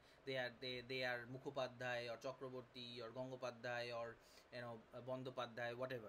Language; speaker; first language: English; non-native, local second language; Bangla